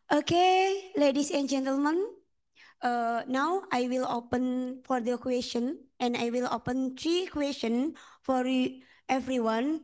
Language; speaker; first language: English; non-native, fluent; Indonesian